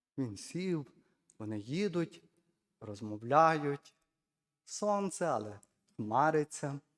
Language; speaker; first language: Ukrainian; native; Ukrainian